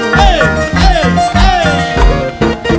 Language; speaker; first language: Spanish; native; Spanish